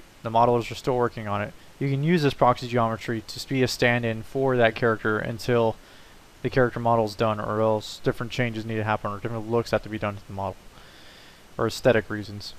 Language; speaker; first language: English; native; English